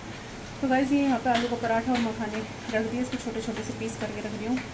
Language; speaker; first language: Hindi; native; Hindi